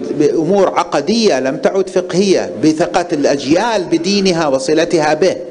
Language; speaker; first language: Arabic; native; Arabic